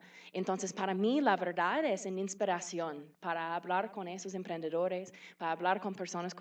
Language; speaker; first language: Spanish; non-native, fluent; English